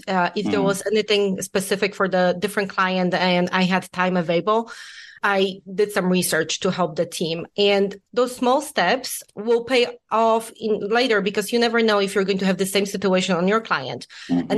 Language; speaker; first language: English; non-native, fluent; Polish